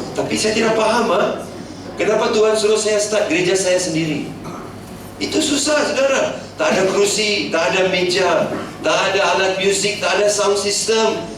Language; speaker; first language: Malay; non-native, local second language; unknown